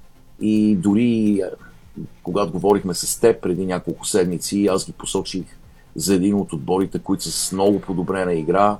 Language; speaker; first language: Bulgarian; native; Bulgarian